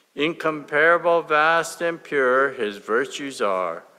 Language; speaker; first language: English; early bilingual, other home language; Japanese